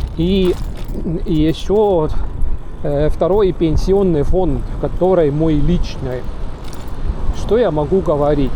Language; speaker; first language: Russian; non-native, local second language; Estonian